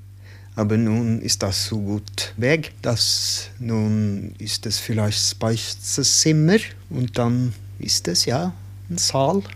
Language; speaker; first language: German; non-native, learner; Norwegian